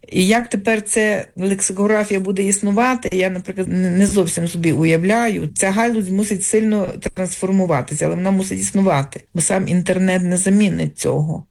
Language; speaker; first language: Ukrainian; native; Ukrainian